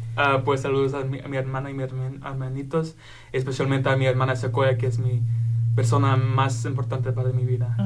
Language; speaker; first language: Spanish; non-native, learner; English